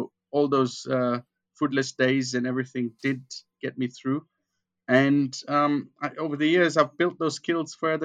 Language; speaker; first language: English; non-native, local second language; Gujarati